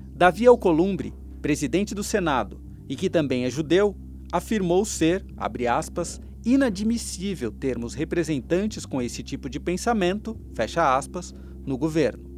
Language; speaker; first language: Portuguese; native; Portuguese